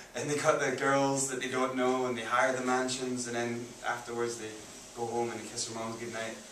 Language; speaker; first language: English; native; English